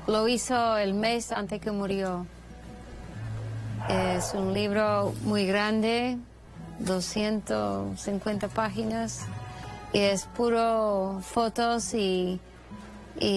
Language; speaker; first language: Spanish; non-native, fluent; English